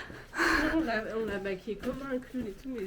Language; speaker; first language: French; native; French